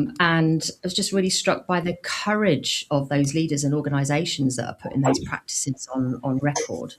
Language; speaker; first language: English; native; English